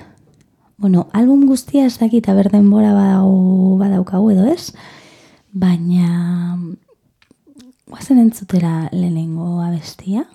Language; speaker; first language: Basque; non-native, learner; Spanish